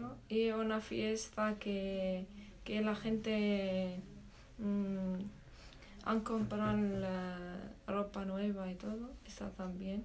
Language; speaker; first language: Spanish; non-native, learner; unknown